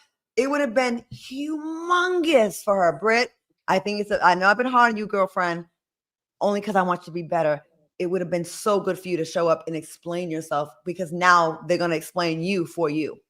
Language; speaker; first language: English; native; English